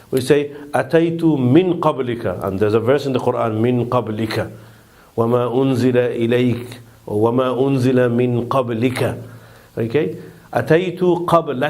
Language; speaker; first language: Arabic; non-native, fluent; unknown